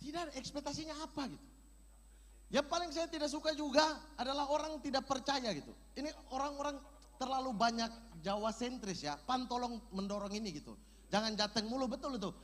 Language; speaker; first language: Indonesian; native; Indonesian